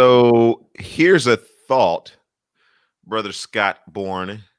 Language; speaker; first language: English; native; English